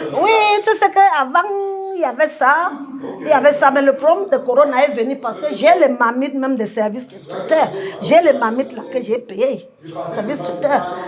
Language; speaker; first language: French; non-native, learner; English